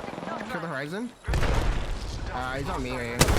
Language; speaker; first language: English; native; English